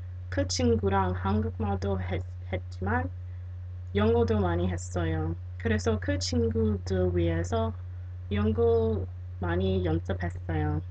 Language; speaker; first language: Korean; non-native, fluent; English